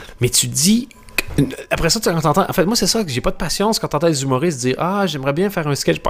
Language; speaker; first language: French; native; French